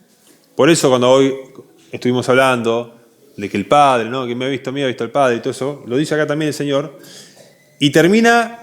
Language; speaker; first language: Spanish; native; Spanish